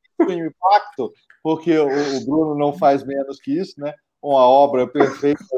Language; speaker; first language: Portuguese; native; Portuguese